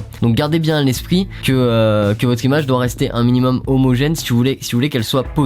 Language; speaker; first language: French; native; French